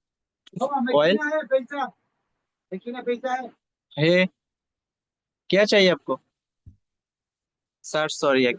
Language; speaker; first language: Hindi; non-native, learner; Bangla